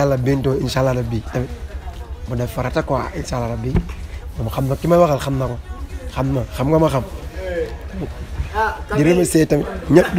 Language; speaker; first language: French; non-native, local second language; Wolof